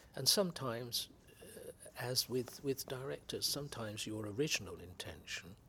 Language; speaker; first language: English; native; English